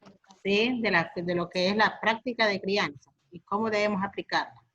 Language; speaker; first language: Spanish; native; Spanish